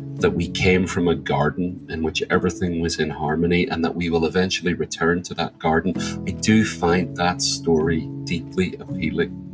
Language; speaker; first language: English; native; English